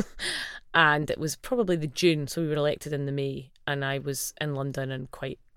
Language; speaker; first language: English; native; English